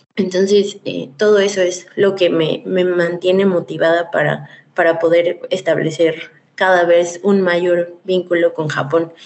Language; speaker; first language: Spanish; native; Spanish